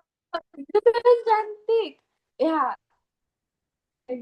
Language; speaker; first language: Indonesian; non-native, learner; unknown